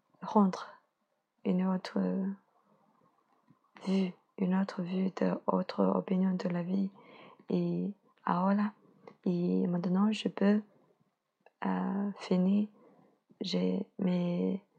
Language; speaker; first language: French; non-native, learner; Chinese